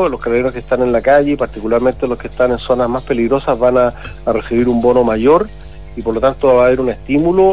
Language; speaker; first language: Spanish; native; Spanish